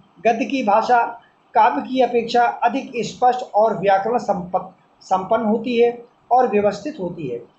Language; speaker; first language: Hindi; native; Hindi